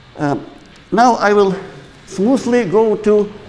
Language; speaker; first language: English; non-native, fluent; Ukrainian